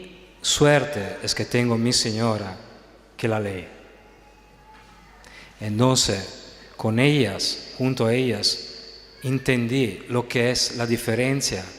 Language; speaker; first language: Spanish; non-native, fluent; Italian